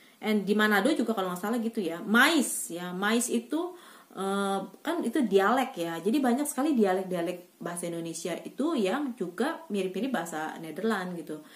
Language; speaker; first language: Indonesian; native; Indonesian